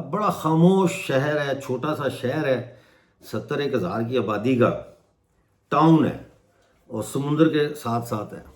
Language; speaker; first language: Urdu; non-native, local second language; Punjabi